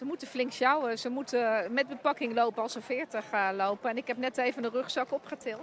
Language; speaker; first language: Dutch; native; Dutch